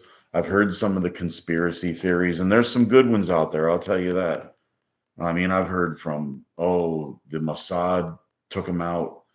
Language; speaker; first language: English; native; English